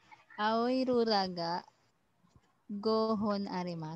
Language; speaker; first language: Japanese; non-native, learner; Filipino